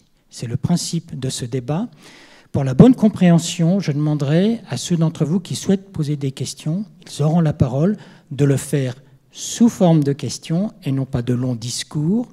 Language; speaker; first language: French; native; French